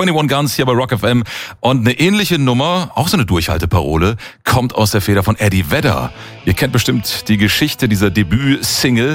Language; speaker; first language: German; native; German